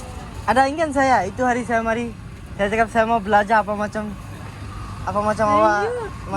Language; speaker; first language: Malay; non-native, learner; Bangla